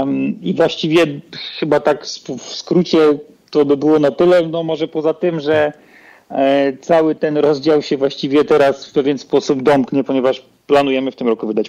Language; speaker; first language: Polish; native; Polish